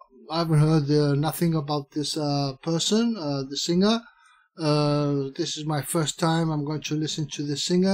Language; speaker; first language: English; non-native, fluent; Spanish